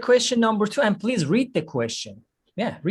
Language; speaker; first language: English; non-native, fluent; Persian